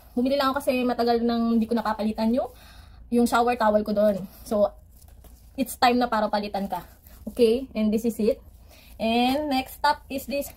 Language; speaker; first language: Filipino; native; Filipino